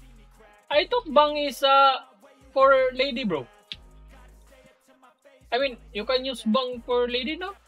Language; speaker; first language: English; non-native, learner; Indonesian